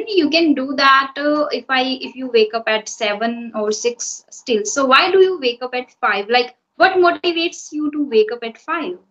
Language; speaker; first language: English; non-native, fluent; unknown